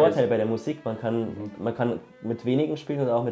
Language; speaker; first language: German; native; German